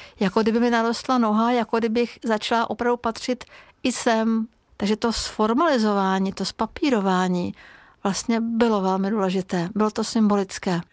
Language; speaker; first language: Czech; non-native, fluent; Hungarian